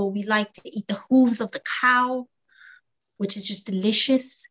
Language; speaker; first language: English; non-native, fluent; Arabic